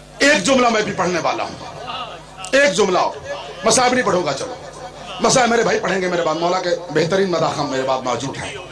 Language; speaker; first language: Urdu; non-native, local second language; Punjabi